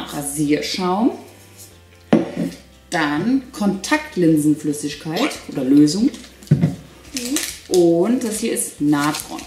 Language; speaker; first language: German; native; German